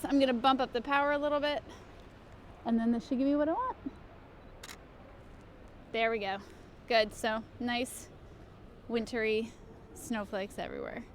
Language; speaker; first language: English; native; English